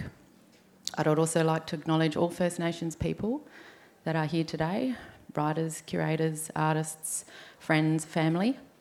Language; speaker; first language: English; native; English